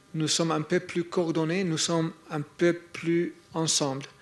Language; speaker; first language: French; non-native, fluent; English